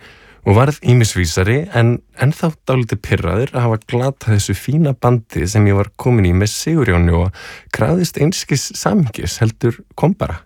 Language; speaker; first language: Icelandic; native; Icelandic